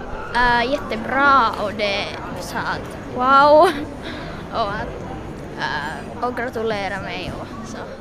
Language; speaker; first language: Swedish; non-native, local second language; Finnish